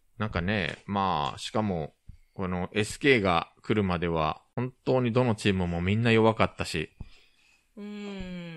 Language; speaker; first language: Japanese; native; Japanese